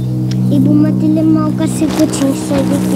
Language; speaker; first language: Indonesian; early bilingual, heritage; Indonesian